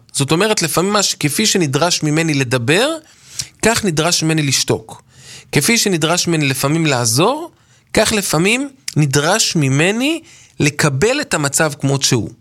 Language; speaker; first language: Hebrew; native; Hebrew